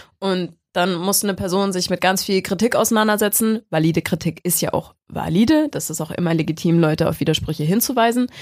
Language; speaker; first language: German; native; German